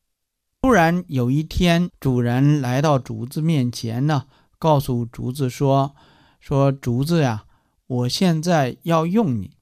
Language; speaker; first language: Chinese; native; Chinese